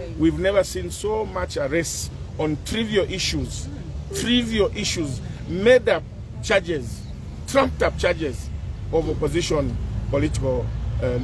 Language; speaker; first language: English; non-native, local second language; Bemba